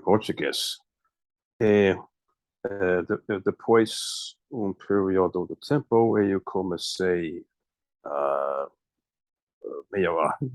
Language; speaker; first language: Portuguese; non-native, learner; English